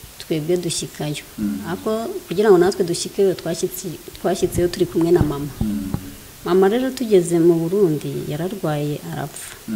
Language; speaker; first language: Kinyarwanda; native; Kinyarwanda